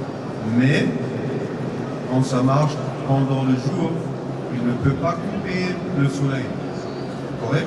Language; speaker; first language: French; non-native, learner; German